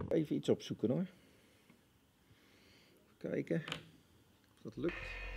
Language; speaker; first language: Dutch; native; Dutch